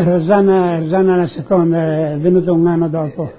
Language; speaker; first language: Italian; non-native, local second language; Friulian